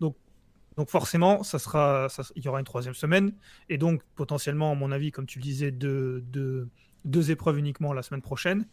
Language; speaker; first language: French; native; French